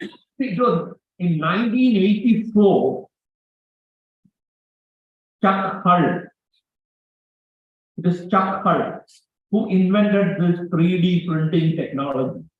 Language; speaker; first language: English; non-native, local second language; Malayalam